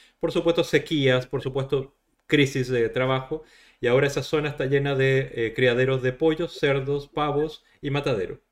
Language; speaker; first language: Spanish; native; Spanish